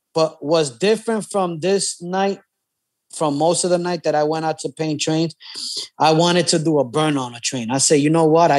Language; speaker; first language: English; native; English